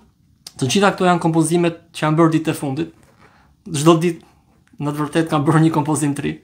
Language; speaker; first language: Albanian; native; Albanian